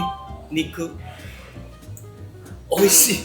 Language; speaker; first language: Japanese; non-native, learner; Chinese